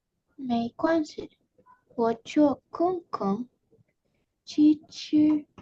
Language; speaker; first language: Chinese; non-native, learner; Indonesian